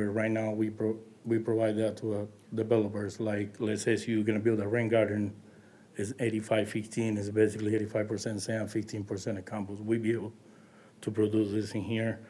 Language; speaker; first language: English; non-native, learner; Spanish